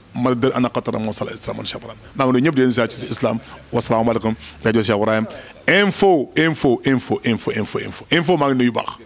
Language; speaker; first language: Wolof; native; Wolof